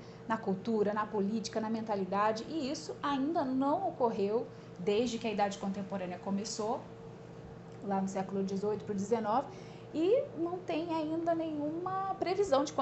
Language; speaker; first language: Portuguese; native; Portuguese